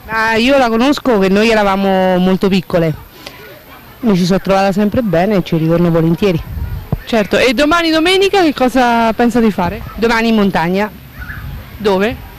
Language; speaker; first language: Italian; native; Italian